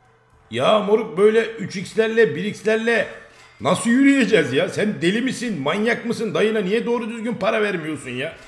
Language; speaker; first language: Turkish; native; Turkish